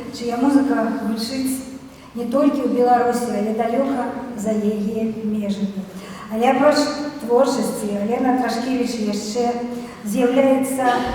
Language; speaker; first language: Belarusian; non-native, local second language; Russian